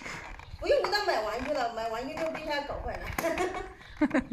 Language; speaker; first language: Chinese; native; Chinese